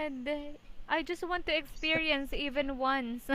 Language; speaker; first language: English; non-native, fluent; Filipino